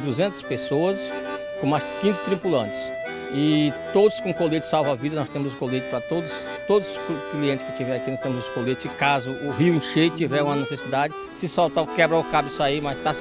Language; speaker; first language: Portuguese; native; Portuguese